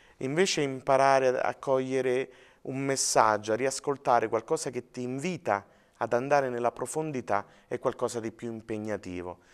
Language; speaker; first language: Italian; native; Italian